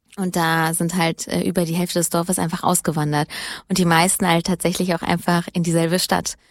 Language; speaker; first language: German; early bilingual, other home language; Italian